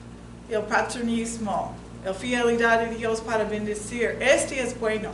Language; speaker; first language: Spanish; non-native, fluent; English